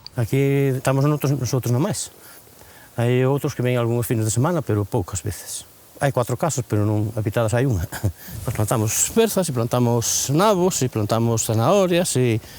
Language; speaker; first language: Galician; native; Galician